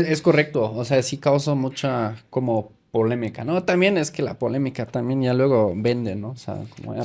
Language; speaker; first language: Spanish; native; Spanish